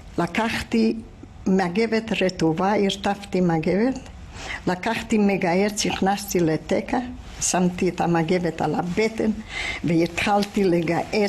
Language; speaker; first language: Hebrew; non-native, fluent; Hungarian